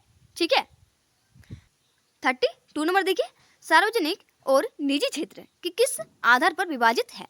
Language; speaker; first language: Hindi; native; Hindi